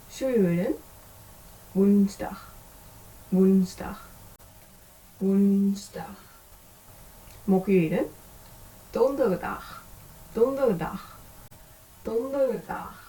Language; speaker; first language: Korean; non-native, learner; Dutch